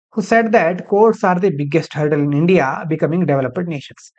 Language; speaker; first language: English; non-native, local second language; Kannada